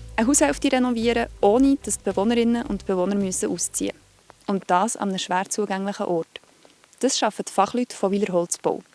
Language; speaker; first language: German; native; German